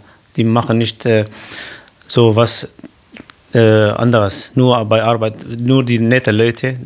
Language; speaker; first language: German; non-native, learner; Arabic